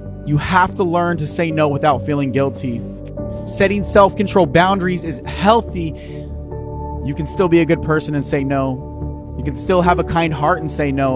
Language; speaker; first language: English; native; English